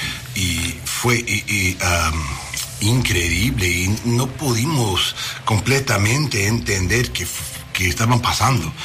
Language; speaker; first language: Spanish; non-native, learner; English